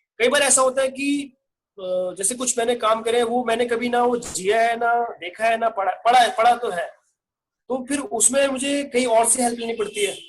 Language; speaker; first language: Hindi; native; Hindi